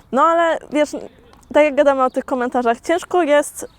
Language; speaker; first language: Polish; early bilingual, heritage; Polish